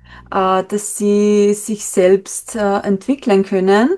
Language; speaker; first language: German; non-native, learner; Slovenian